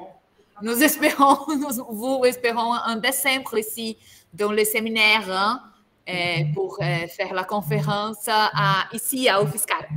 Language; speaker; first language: French; non-native, learner; Portuguese